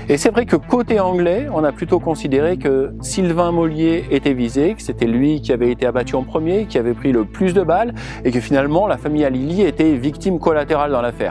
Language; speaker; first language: French; native; French